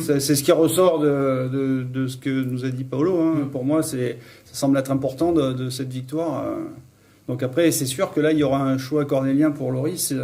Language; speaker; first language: French; native; French